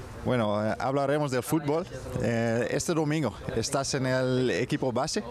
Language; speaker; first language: Spanish; non-native, fluent; Dutch